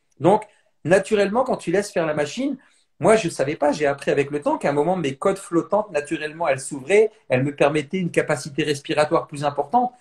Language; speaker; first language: French; native; French